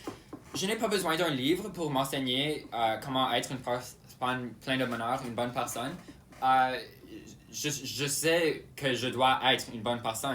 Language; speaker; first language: French; non-native, local second language; English